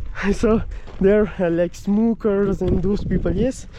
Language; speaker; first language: English; non-native, learner; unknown